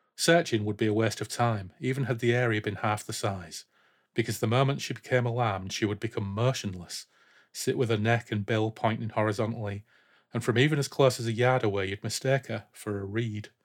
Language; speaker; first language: English; native; English